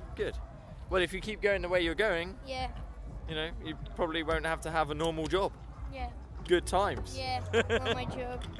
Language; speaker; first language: English; non-native, fluent; Italian